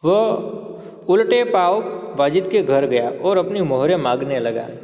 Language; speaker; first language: Hindi; non-native, local second language; Gujarati